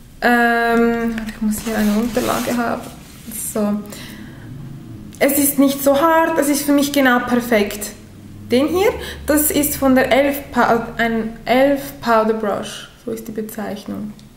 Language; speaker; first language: German; non-native, fluent; Italian